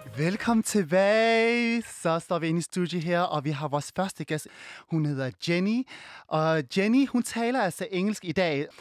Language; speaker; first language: Danish; early bilingual, other home language; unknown